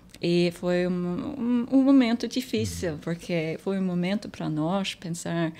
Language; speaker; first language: Portuguese; non-native, fluent; English